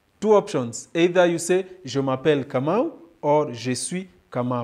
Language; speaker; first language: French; non-native, learner; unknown